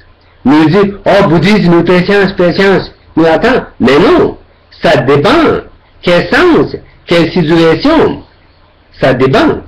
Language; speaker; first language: French; non-native, learner; Tibetan